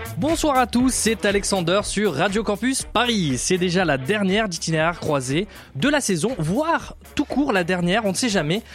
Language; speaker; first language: French; native; French